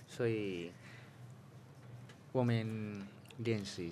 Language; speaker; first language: Chinese; non-native, fluent; Spanish